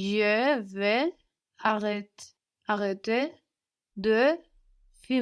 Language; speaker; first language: French; non-native, learner; English